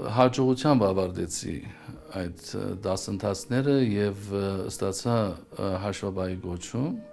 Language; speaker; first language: Armenian; early bilingual, heritage; Armenian